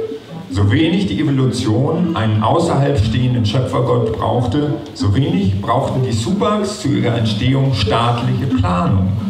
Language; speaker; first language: German; native; German